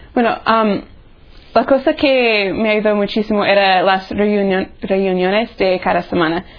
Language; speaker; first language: Spanish; non-native, fluent; English